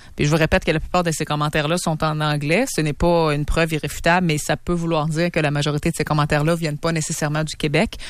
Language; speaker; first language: French; native; French